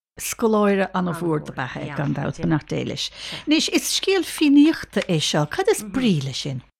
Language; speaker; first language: Irish; native; Irish